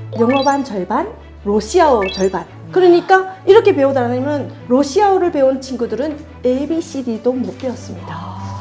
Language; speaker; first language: Korean; native; Korean